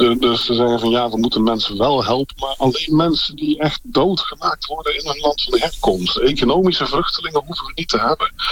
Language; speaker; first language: Dutch; native; Dutch